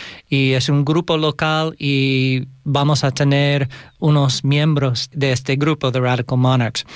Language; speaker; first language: Spanish; non-native, learner; English